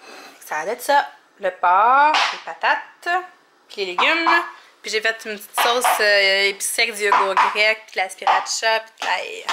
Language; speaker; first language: French; native; French